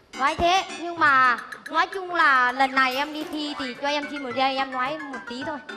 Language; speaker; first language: Vietnamese; non-native, local second language; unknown